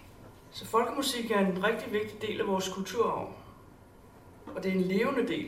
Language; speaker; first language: Danish; native; Danish